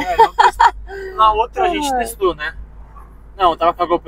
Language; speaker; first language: Portuguese; native; Portuguese